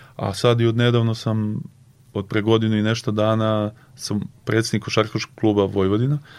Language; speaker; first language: Serbian; native; Serbian